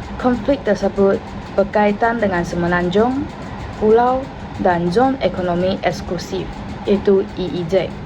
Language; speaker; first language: Malay; non-native, local second language; Chinese